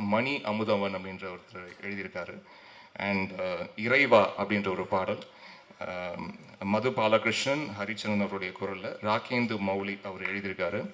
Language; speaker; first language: Tamil; native; Tamil